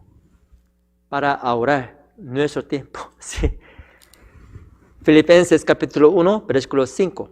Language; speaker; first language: Spanish; non-native, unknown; Korean